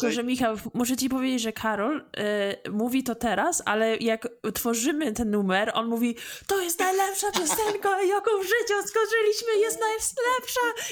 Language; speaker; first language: Polish; early bilingual, heritage; English